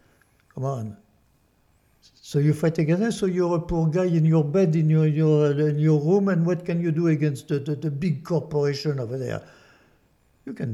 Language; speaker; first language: English; non-native, fluent; French